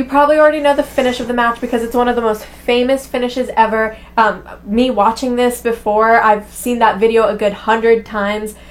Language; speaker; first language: English; native; English